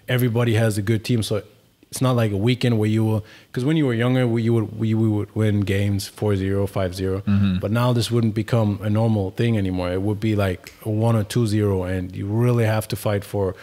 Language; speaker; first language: English; non-native, fluent; German